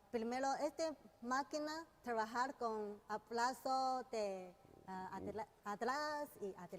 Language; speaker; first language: Spanish; non-native, learner; Chinese